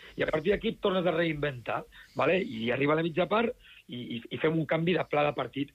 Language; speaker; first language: Catalan; native; Catalan